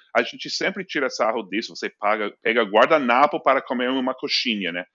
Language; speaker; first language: Portuguese; non-native, fluent; English